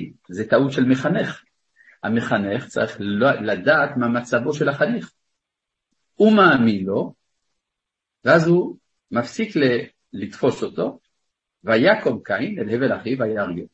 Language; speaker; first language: Hebrew; non-native, fluent; French